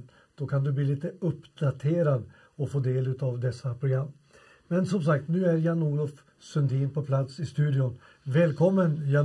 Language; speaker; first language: Swedish; native; Swedish